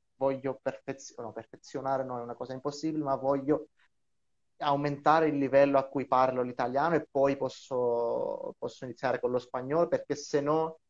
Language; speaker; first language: Italian; non-native, fluent; Greek